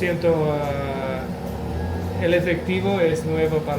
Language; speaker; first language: Spanish; non-native, learner; English